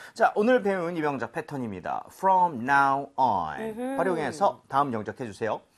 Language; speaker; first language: Korean; native; Korean